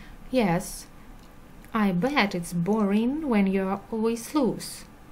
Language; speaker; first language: English; non-native, fluent; Russian